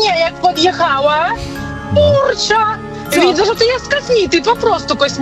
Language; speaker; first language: Polish; non-native, learner; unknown